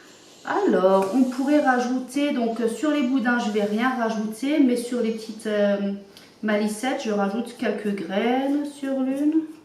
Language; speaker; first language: French; native; French